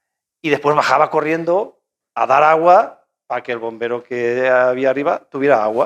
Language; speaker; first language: Spanish; native; Spanish